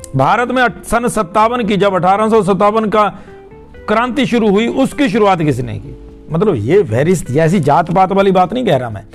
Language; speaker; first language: Hindi; native; Hindi